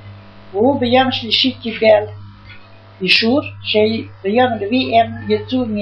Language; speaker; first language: Hebrew; non-native, fluent; Yiddish